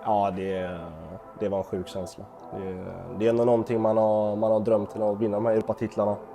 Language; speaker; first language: Swedish; native; Swedish